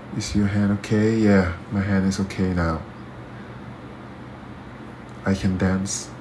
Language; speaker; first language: English; non-native, learner; Thai